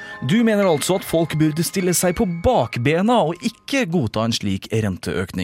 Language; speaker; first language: Norwegian; native; Norwegian